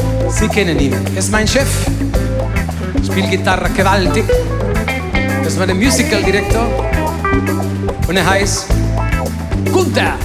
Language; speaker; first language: German; non-native, learner; Spanish